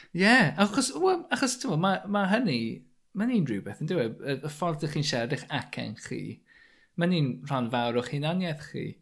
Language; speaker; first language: Welsh; native; Welsh